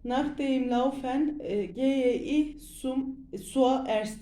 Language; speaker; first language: German; non-native, learner; Turkish